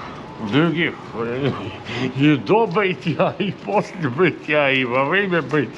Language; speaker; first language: Russian; native; Russian